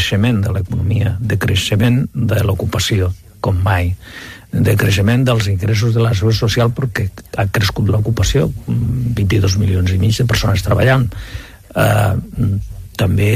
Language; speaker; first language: Catalan; non-native, local second language; Spanish